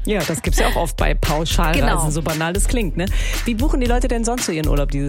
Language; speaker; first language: German; early bilingual, other home language; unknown